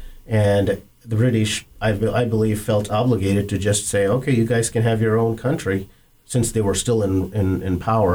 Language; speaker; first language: English; non-native, local second language; Kannada